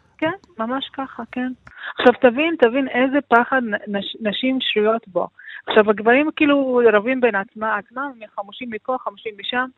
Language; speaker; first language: Hebrew; non-native, local second language; Arabic